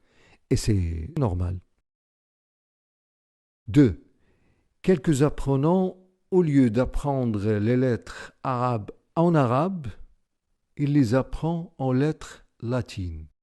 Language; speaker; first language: French; non-native, local second language; Arabic